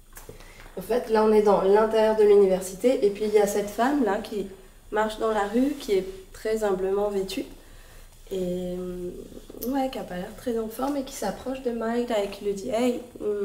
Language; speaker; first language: French; native; French